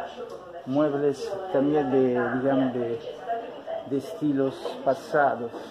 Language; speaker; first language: Spanish; non-native, fluent; Italian